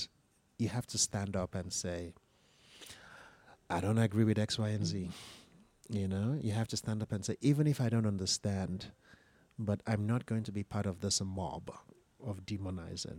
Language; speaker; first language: English; non-native, local second language; Igbo